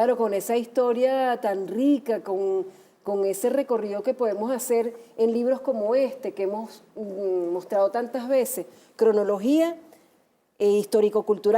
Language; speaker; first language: Spanish; native; Spanish